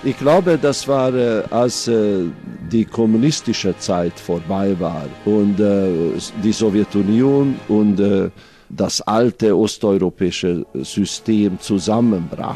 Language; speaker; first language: German; non-native, fluent; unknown